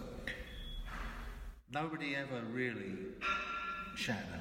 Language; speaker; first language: English; native; English